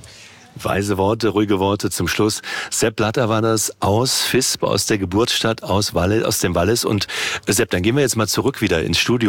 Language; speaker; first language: German; native; German